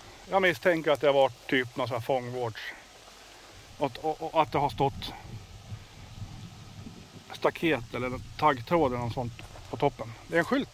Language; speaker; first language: Swedish; native; Swedish